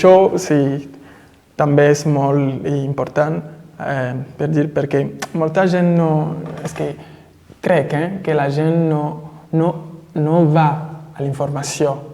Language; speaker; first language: Catalan; non-native, fluent; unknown